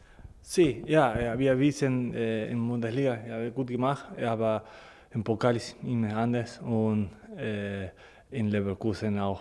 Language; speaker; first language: German; non-native, learner; Spanish